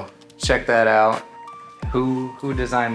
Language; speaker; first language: English; native; English